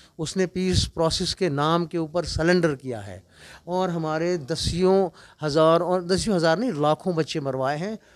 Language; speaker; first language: Urdu; non-native, local second language; Kashmiri